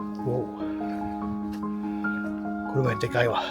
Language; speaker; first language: Japanese; non-native, fluent; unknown